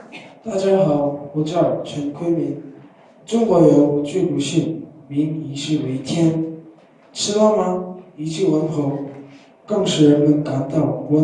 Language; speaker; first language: Chinese; non-native, learner; Korean